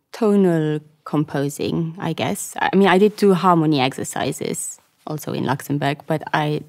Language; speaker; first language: English; non-native, fluent; Luxembourgish